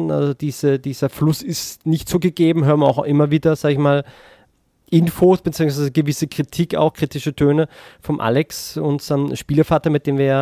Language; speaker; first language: German; native; German